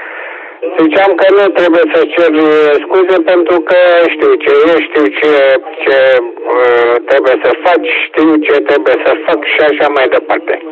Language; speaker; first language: Romanian; native; Romanian